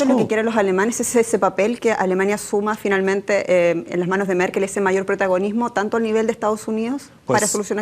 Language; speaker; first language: Spanish; native; Spanish